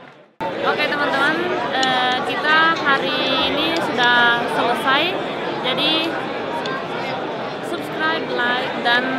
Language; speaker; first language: Indonesian; non-native, learner; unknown